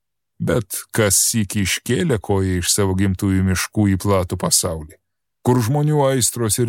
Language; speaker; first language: Lithuanian; native; Lithuanian